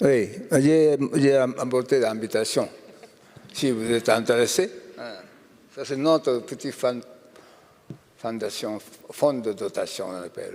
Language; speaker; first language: French; non-native, learner; Japanese